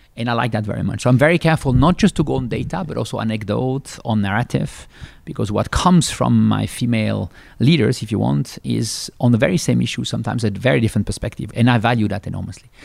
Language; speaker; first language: English; non-native, fluent; French